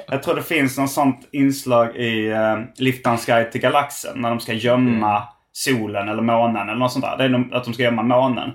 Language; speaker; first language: Swedish; native; Swedish